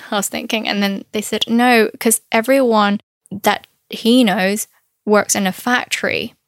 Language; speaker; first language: English; non-native, fluent; Chinese